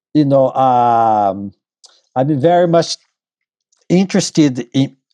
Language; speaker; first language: English; non-native, fluent; Portuguese